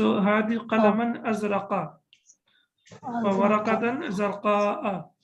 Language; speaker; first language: Arabic; non-native, fluent; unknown